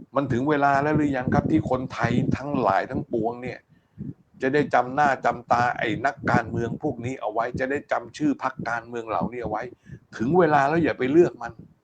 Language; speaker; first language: Thai; native; Thai